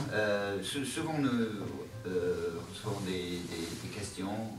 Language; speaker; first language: French; non-native, learner; English